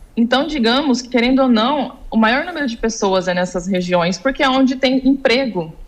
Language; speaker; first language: Portuguese; native; Portuguese